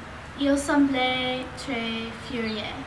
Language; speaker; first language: French; non-native, learner; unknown